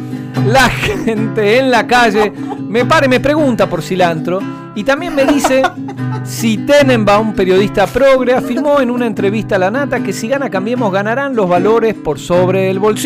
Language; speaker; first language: Spanish; native; Spanish